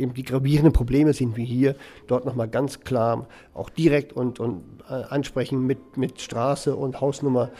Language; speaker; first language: German; native; German